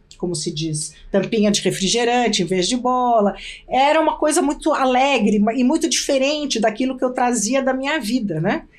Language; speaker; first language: Portuguese; early bilingual, other home language; Arabic